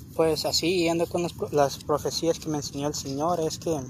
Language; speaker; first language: Spanish; early bilingual, heritage; Spanish